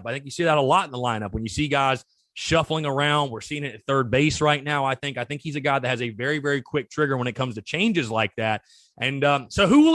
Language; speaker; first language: English; native; English